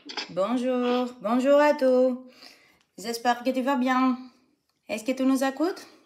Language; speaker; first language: French; non-native, learner; Greek